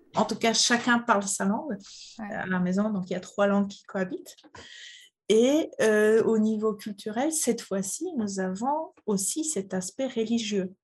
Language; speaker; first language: French; non-native, fluent; Polish